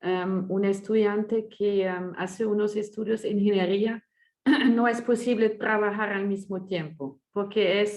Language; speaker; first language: Spanish; non-native, fluent; French